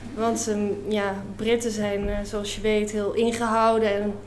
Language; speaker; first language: Dutch; non-native, fluent; English